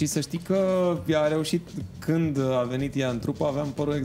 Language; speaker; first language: Romanian; native; Romanian